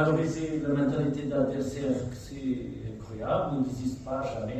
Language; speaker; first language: French; non-native, learner; Portuguese